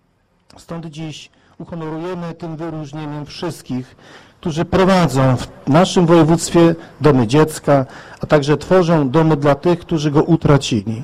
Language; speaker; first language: Polish; native; Polish